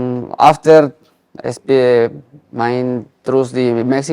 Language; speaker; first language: English; non-native, learner; Spanish